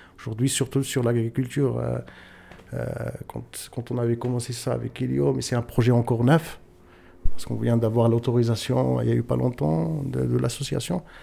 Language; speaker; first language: French; non-native, local second language; Tachelhit